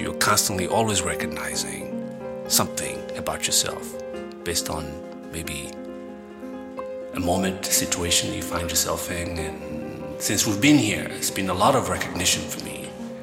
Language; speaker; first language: English; non-native, local second language; Bini